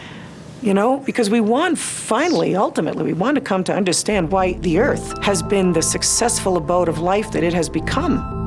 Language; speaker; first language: English; native; English